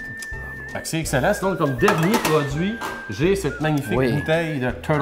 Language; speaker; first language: French; native; French